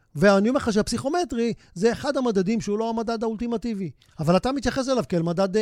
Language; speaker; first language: Hebrew; native; Hebrew